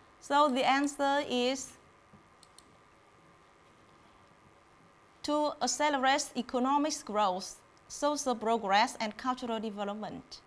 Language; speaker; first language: English; non-native, fluent; Vietnamese